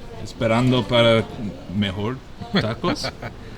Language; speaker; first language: Spanish; non-native, learner; English